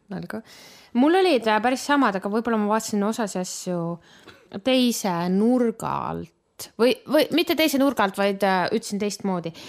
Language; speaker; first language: Estonian; native; Estonian